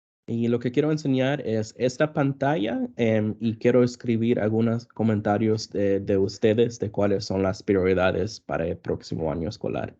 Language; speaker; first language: Spanish; early bilingual, other home language; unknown